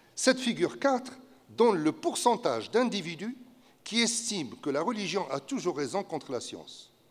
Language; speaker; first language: French; non-native, local second language; Arabic